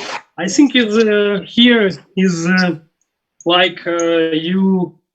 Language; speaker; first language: English; non-native, learner; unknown